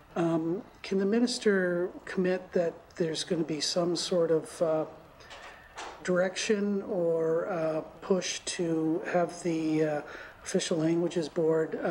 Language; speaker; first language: English; native; English